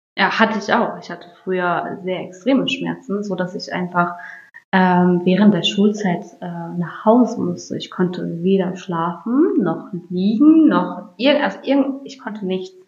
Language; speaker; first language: German; early bilingual, other home language; Turkish